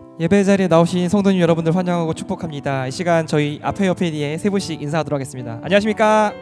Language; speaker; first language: Korean; native; Korean